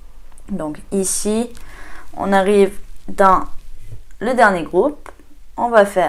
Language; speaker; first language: French; native; French